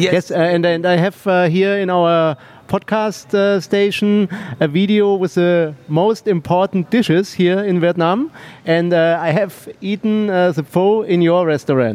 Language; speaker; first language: English; non-native, learner; German